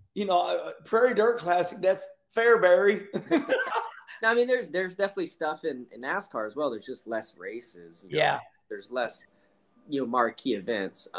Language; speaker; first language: English; native; English